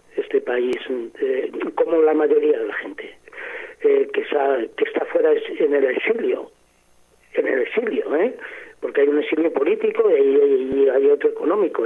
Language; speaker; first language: Spanish; native; Spanish